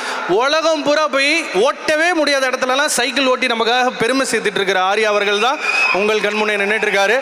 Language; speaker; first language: Tamil; native; Tamil